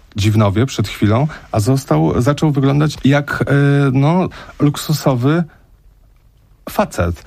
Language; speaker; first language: Polish; native; Polish